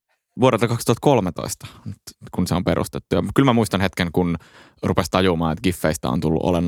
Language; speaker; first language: Finnish; native; Finnish